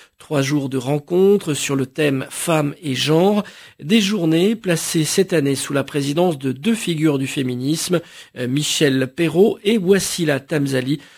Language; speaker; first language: French; native; French